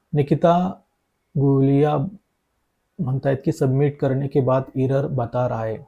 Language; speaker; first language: Hindi; non-native, local second language; Marathi